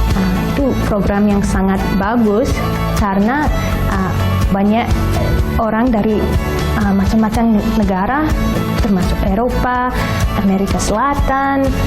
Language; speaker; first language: Indonesian; non-native, fluent; English